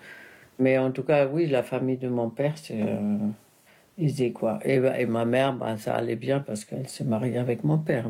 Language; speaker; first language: French; non-native, fluent; Spanish